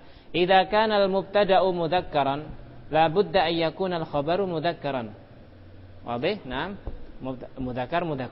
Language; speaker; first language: Arabic; non-native, fluent; Indonesian